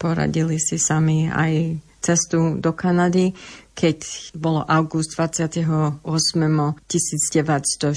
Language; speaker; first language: Slovak; early bilingual, heritage; English